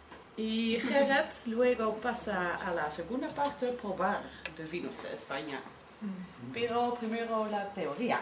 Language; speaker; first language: Spanish; non-native, learner; Dutch